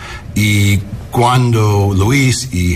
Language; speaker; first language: Spanish; non-native, learner; English